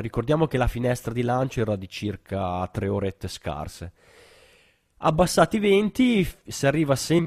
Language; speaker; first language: Italian; native; Italian